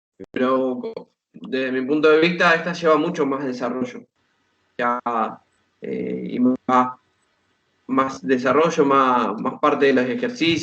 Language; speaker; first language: Spanish; native; Spanish